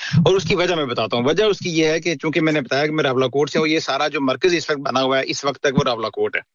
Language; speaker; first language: Urdu; non-native, local second language; Pahari-Potwari